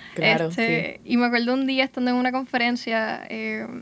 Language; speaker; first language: Spanish; native; Spanish